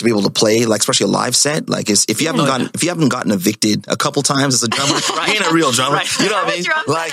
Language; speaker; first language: English; native; English